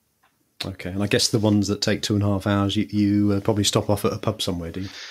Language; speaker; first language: English; native; English